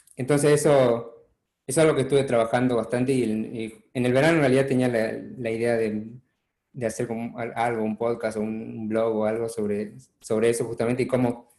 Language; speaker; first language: Spanish; native; Spanish